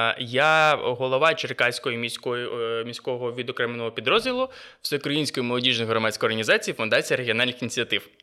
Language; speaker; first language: Ukrainian; non-native, local second language; Russian